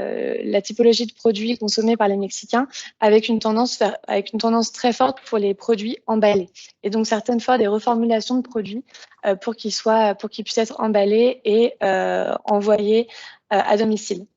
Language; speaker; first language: French; native; French